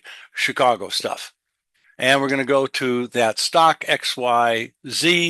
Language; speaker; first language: English; native; English